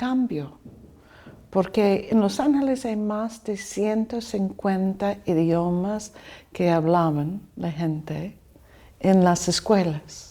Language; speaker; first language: Spanish; non-native, learner; English